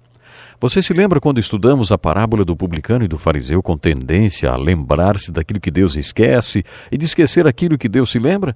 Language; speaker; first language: Portuguese; native; Portuguese